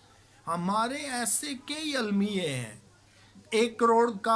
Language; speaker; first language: Urdu; native; Urdu